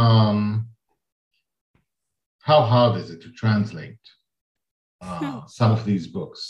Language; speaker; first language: English; non-native, fluent; Hebrew